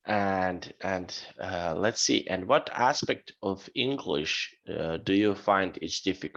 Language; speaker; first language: English; non-native, fluent; Serbian